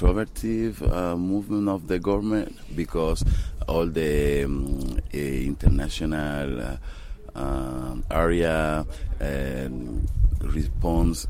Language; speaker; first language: English; non-native, learner; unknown